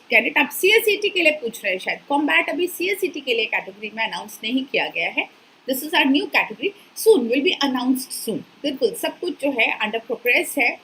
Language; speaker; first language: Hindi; native; Hindi